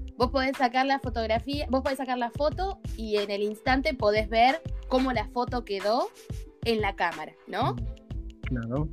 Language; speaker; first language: Spanish; native; Spanish